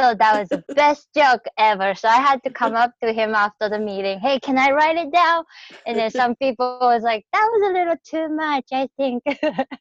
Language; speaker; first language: English; non-native, fluent; Japanese